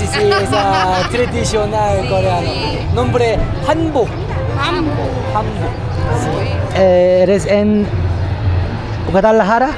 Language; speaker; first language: Spanish; non-native, learner; Korean